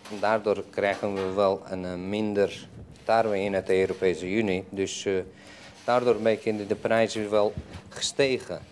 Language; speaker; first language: Dutch; non-native, fluent; Turkish